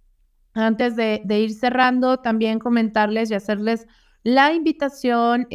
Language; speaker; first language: Spanish; native; Spanish